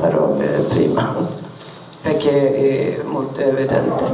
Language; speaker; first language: Italian; non-native, learner; Swedish